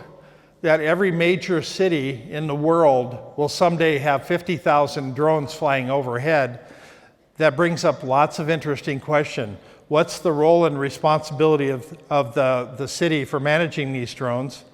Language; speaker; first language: English; native; English